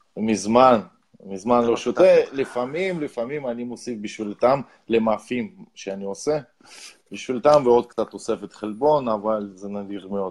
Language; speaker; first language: Hebrew; non-native, fluent; Russian